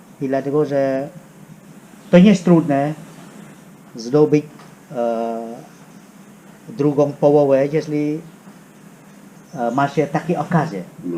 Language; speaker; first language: Polish; non-native, fluent; Khmer